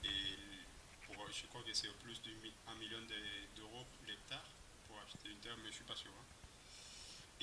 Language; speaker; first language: French; non-native, fluent; Spanish